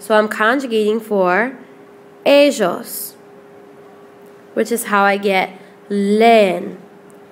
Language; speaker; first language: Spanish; non-native, fluent; English